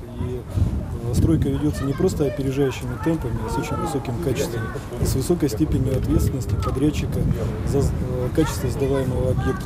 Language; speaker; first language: Russian; native; Russian